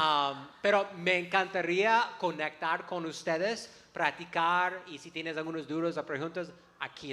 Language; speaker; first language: Spanish; non-native, fluent; English